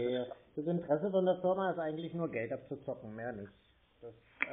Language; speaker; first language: German; native; German